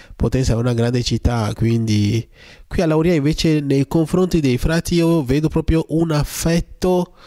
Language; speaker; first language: Italian; non-native, fluent; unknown